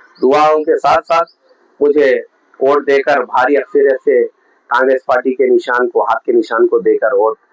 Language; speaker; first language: Hindi; non-native, local second language; Urdu